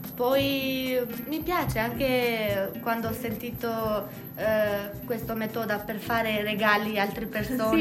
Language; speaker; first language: Italian; non-native, learner; Albanian